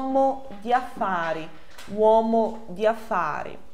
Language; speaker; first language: Italian; non-native, fluent; Portuguese